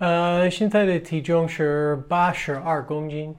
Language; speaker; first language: Chinese; non-native, fluent; English